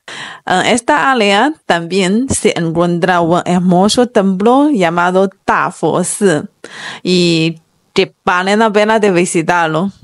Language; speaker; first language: Spanish; non-native, fluent; Chinese